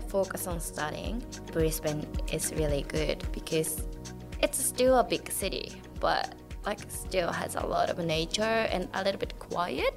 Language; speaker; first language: English; non-native, fluent; Japanese